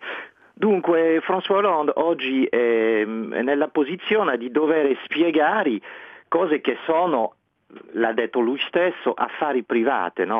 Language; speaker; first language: Italian; non-native, fluent; French